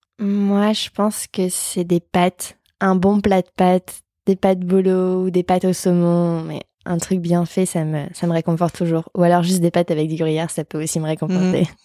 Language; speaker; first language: French; native; French